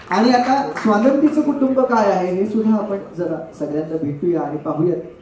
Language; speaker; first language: Marathi; native; Marathi